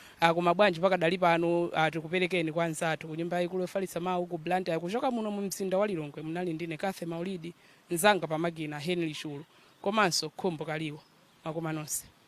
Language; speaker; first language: Nyanja; native; Nyanja